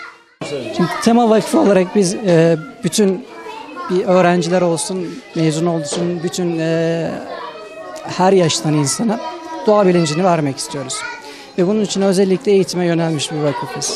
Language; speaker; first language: Turkish; native; Turkish